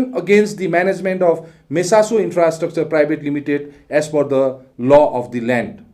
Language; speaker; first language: English; non-native, local second language; Nepali